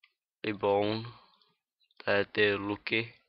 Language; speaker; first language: Czech; native; Czech